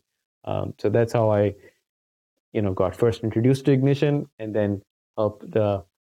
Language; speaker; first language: English; non-native, local second language; Urdu